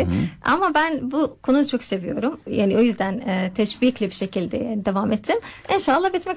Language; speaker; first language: Turkish; non-native, learner; Arabic